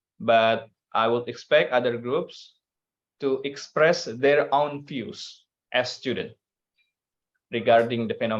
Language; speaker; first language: English; non-native, learner; Indonesian